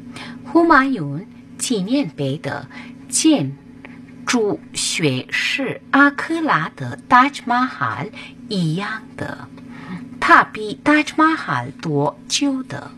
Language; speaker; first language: Chinese; non-native, fluent; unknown